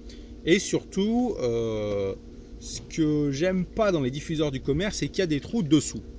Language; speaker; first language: French; native; French